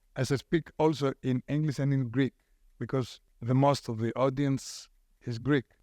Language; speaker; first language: English; non-native, fluent; Greek